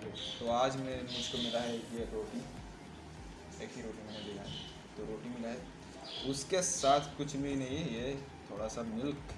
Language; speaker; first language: Hindi; non-native, local second language; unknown